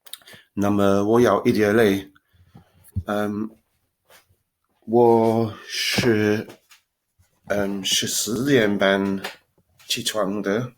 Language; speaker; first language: Chinese; non-native, learner; English